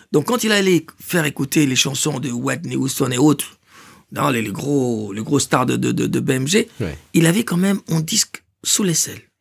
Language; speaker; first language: French; non-native, local second language; Lingala